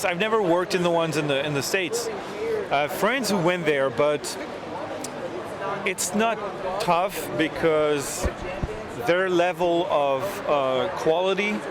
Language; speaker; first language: English; non-native, fluent; French